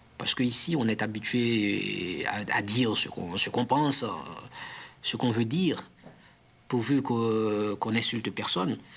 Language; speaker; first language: French; non-native, local second language; Haitian Creole